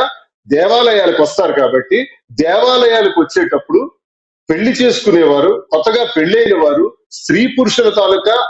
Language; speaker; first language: Telugu; native; Telugu